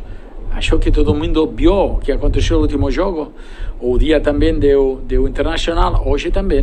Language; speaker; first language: Portuguese; non-native, fluent; Spanish